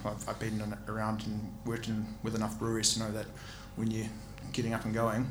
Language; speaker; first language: English; native; English